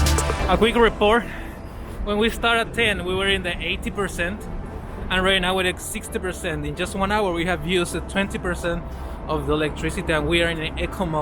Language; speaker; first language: English; non-native, fluent; Spanish